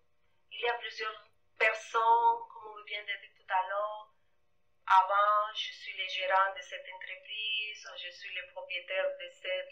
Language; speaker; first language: French; non-native, fluent; Spanish